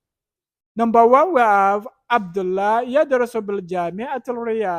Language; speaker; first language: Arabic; non-native, fluent; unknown